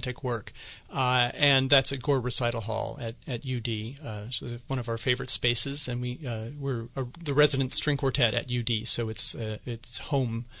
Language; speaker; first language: English; native; English